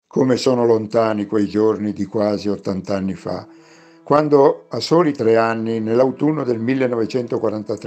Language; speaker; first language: Italian; native; Italian